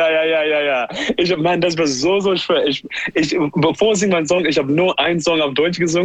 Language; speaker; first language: German; non-native, learner; English